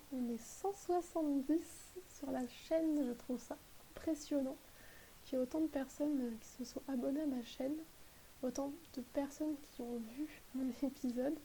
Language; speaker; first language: French; native; French